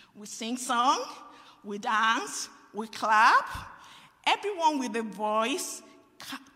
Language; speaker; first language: English; non-native, local second language; Yoruba